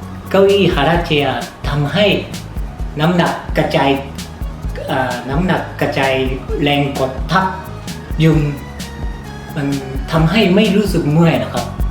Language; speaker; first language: Thai; non-native, fluent; Japanese